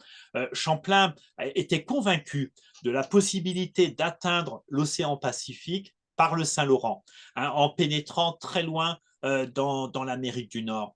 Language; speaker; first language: French; native; French